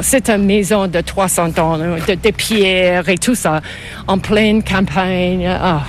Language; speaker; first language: French; non-native, local second language; English